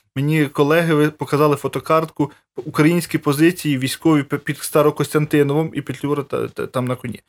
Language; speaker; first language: Ukrainian; native; Ukrainian